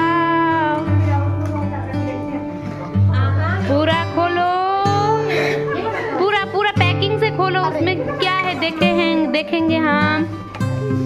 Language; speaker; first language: Hindi; native; Hindi